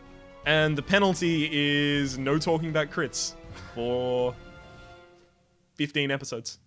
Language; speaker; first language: English; native; English